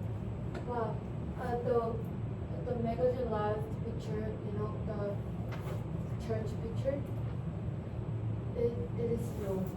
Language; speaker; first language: English; non-native, learner; Korean